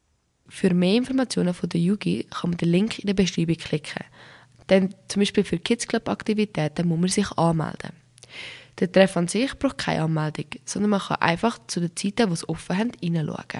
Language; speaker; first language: German; native; German